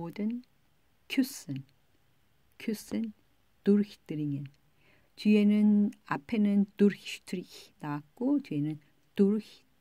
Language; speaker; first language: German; non-native, fluent; Korean